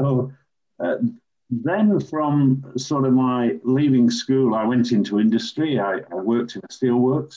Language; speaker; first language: English; native; English